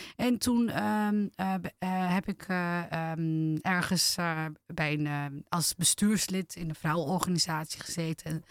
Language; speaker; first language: Dutch; early bilingual, other home language; Turkish